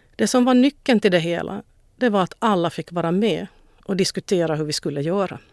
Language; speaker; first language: Swedish; native; Swedish